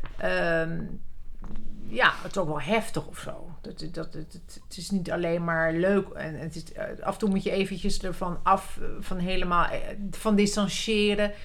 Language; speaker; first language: Dutch; early bilingual, other home language; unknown